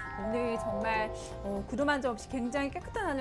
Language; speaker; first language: Korean; native; Korean